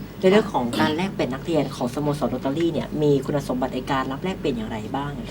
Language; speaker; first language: Thai; native; Thai